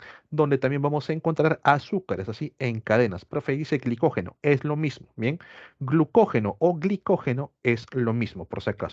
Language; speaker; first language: Spanish; native; Spanish